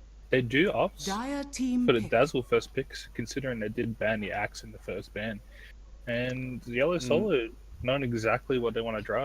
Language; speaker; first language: English; native; English